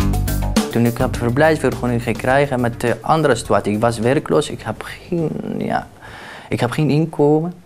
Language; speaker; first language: Dutch; non-native, learner; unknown